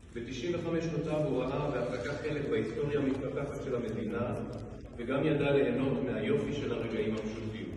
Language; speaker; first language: Hebrew; native; Hebrew